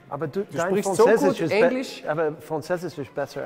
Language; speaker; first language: German; non-native, learner; English